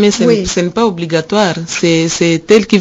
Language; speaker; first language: French; non-native, learner; Rundi